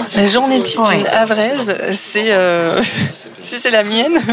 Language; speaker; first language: French; native; French